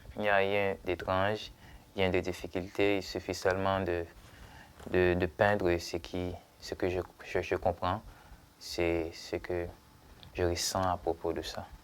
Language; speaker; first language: French; non-native, local second language; Haitian Creole